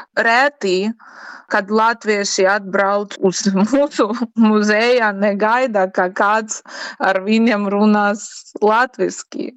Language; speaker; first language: Latvian; non-native, learner; Ukrainian